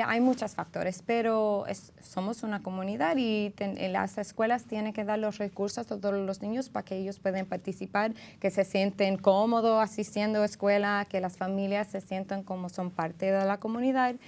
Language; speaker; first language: Spanish; early bilingual, heritage; English